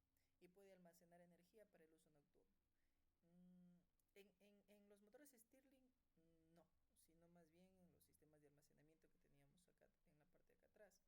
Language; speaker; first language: Spanish; native; Spanish